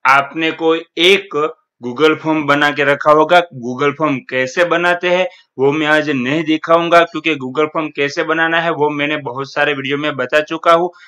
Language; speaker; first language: Hindi; non-native, local second language; Gujarati